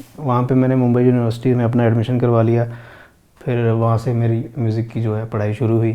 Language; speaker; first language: Hindi; non-native, local second language; Pahari-Potwari